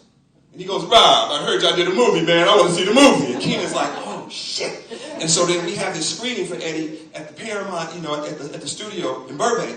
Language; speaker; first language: English; native; English